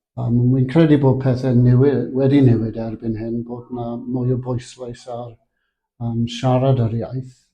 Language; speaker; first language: Welsh; non-native, local second language; English